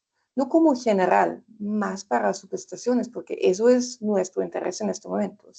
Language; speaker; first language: Spanish; non-native, fluent; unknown